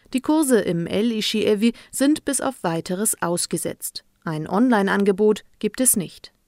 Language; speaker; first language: German; native; German